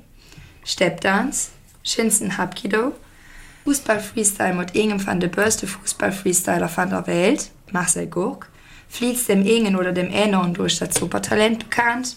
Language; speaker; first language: German; native; German